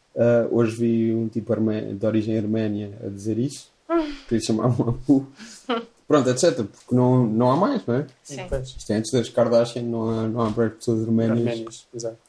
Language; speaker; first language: Portuguese; native; Portuguese